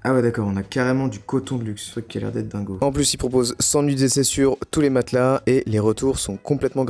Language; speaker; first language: French; native; French